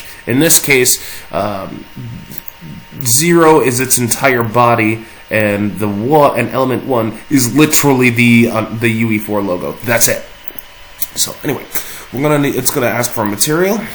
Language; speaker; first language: English; native; English